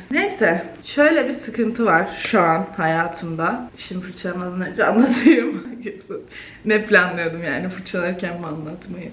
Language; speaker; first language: Turkish; native; Turkish